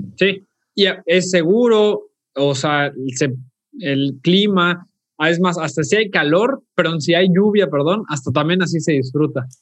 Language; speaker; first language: Spanish; native; Spanish